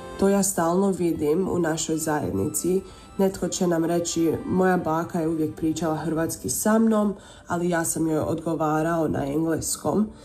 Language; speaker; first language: Croatian; early bilingual, heritage; Croatian